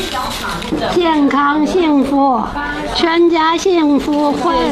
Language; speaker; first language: Chinese; native; Chinese